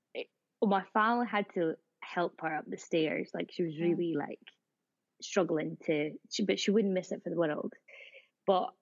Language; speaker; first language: English; native; English